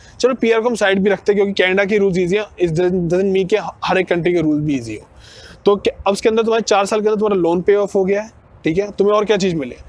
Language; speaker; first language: Hindi; non-native, local second language; Punjabi